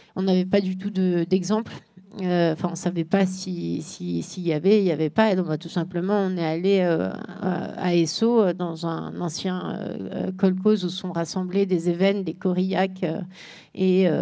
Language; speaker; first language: French; native; French